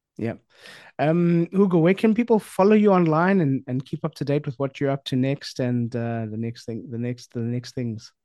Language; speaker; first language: English; native; English